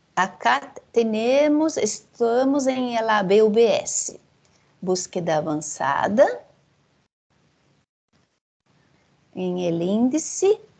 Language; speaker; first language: Spanish; non-native, fluent; Portuguese